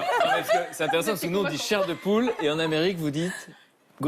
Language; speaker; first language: French; native; French